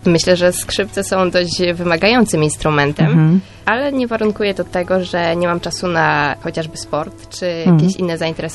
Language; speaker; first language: Polish; native; Polish